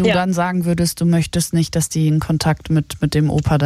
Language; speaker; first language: German; native; German